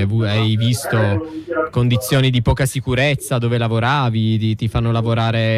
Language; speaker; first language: Italian; native; Italian